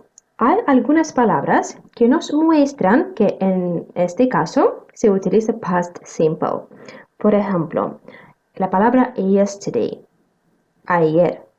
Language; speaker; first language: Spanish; non-native, fluent; Russian